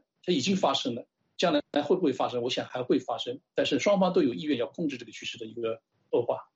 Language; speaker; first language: Chinese; native; Chinese